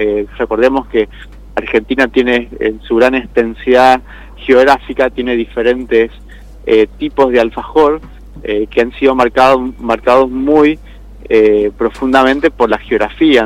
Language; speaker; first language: Spanish; native; Spanish